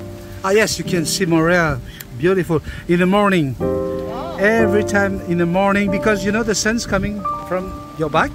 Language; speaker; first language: English; non-native, fluent; French